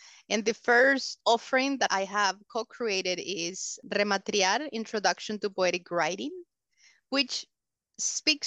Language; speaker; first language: English; non-native, fluent; Spanish